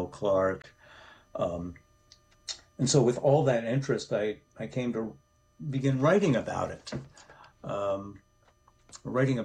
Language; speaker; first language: English; native; English